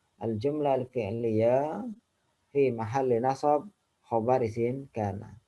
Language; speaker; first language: Arabic; non-native, fluent; Indonesian